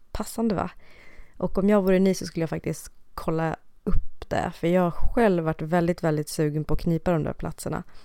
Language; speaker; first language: Swedish; native; Swedish